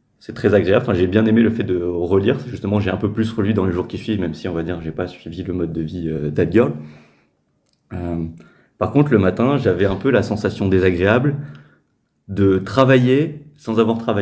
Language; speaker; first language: French; native; French